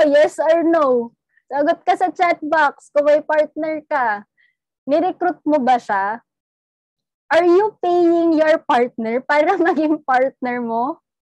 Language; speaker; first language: Filipino; non-native, local second language; Cebuano